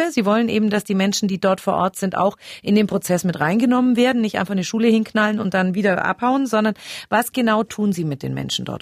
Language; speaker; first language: German; native; German